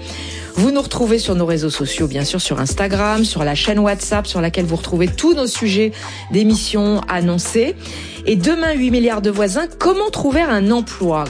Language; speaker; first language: French; native; French